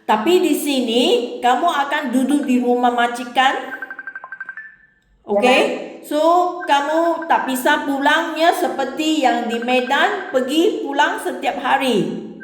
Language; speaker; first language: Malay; non-native, local second language; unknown